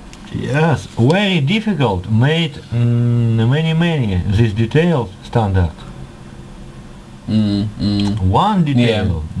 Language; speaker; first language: English; non-native, learner; Russian